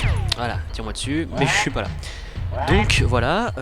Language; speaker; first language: French; native; French